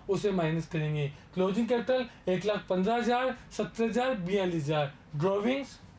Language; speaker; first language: Hindi; native; Hindi